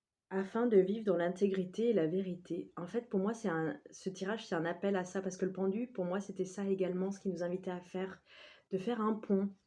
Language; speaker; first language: French; native; French